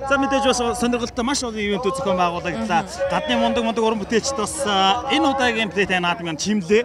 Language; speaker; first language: Mongolian; native; Mongolian